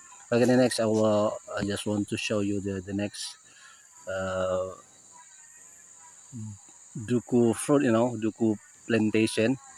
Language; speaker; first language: English; non-native, learner; Indonesian